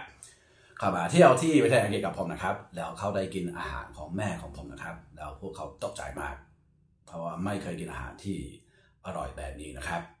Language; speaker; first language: Thai; non-native, fluent; English